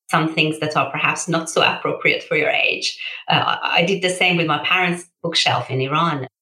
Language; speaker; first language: English; early bilingual, other home language; Persian